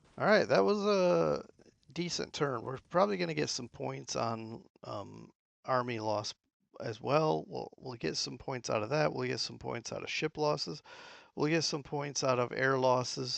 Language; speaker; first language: English; native; English